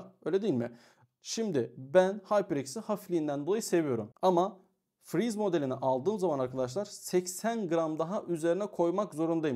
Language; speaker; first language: Turkish; native; Turkish